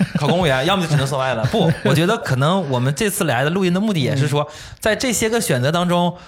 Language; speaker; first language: Chinese; native; Chinese